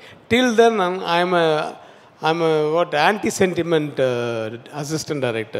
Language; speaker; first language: Telugu; non-native, learner; Tamil